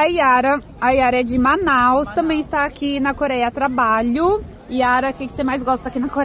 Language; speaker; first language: Portuguese; native; Portuguese